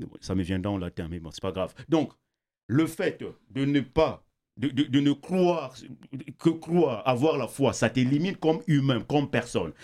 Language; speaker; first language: French; non-native, local second language; Kongo